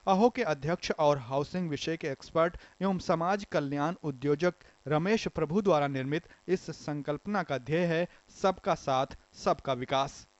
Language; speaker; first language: Hindi; non-native, local second language; Marathi